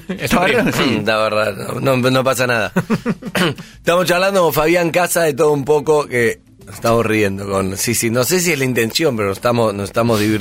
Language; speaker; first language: Spanish; native; Spanish